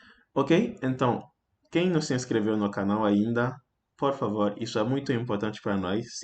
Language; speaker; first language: Portuguese; non-native, fluent; French